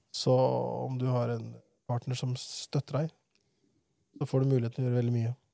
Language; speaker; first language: Norwegian; early bilingual, other home language; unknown